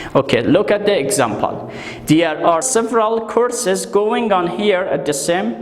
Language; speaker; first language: English; non-native, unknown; Persian